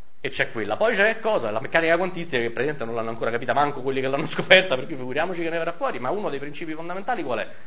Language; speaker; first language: Italian; native; Italian